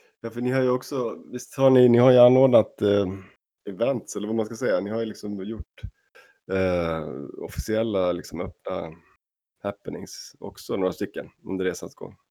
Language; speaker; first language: Swedish; native; Swedish